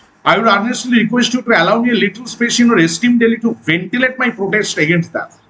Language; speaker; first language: English; non-native, local second language; Bangla